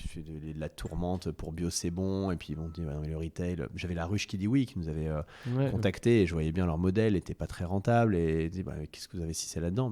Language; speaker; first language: French; native; French